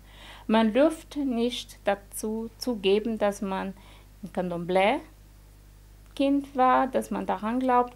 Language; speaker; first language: German; non-native, fluent; Portuguese